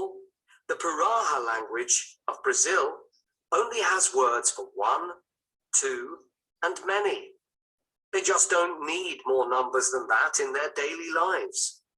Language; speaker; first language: English; non-native, fluent; Spanish